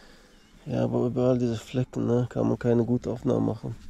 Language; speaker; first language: German; non-native, learner; Russian